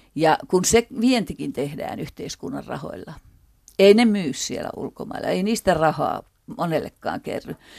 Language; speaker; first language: Finnish; native; Finnish